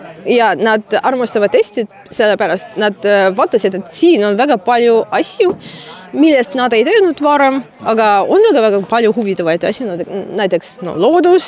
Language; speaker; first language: Estonian; non-native, fluent; Russian